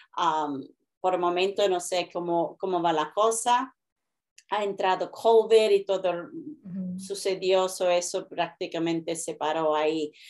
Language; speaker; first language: Spanish; early bilingual, heritage; Spanish